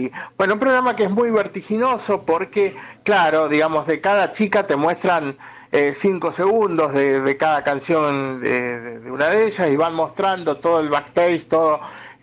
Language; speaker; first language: Spanish; native; Spanish